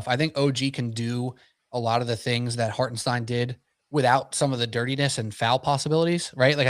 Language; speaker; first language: English; native; English